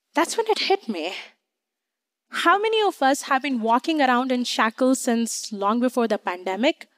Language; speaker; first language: English; non-native, local second language; Hindi